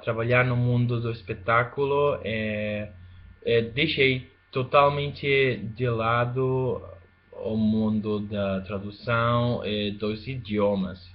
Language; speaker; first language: Portuguese; non-native, fluent; Spanish